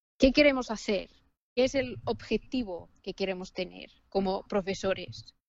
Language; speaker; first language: Spanish; non-native, fluent; Finnish